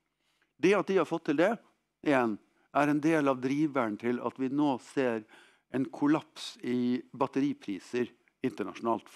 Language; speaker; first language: Norwegian; non-native, fluent; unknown